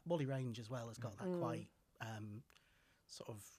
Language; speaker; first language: English; native; English